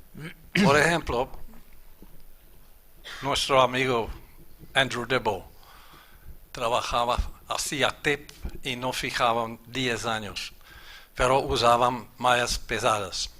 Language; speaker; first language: Spanish; non-native, fluent; German